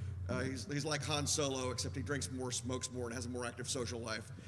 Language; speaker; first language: English; native; English